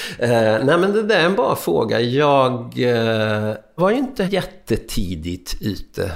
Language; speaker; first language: Swedish; early bilingual, other home language; Hungarian